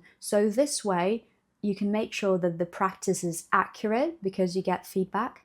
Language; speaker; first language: English; non-native, fluent; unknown